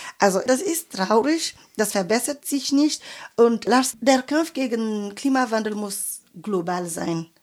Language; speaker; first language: German; non-native, fluent; French